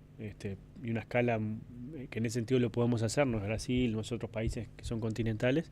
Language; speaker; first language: Spanish; native; Spanish